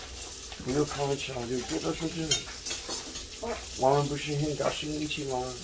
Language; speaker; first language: Chinese; non-native, learner; English